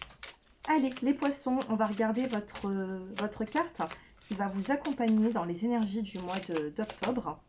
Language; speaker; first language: French; native; French